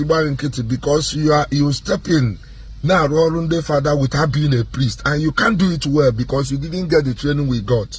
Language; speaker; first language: English; non-native, local second language; Igbo